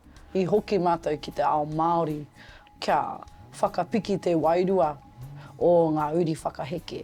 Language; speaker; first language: Māori; non-native, local second language; English